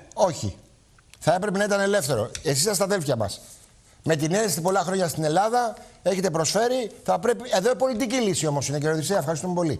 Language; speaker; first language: Greek; native; Greek